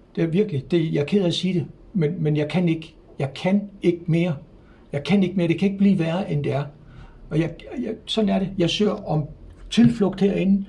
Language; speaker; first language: Danish; native; Danish